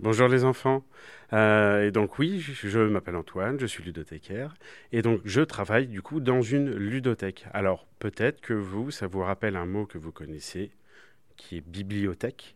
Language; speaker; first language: French; native; French